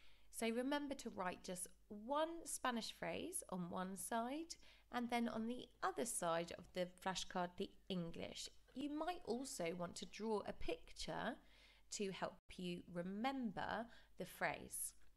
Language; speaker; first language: English; native; English